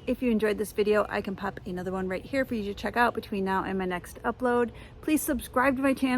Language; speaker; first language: English; native; English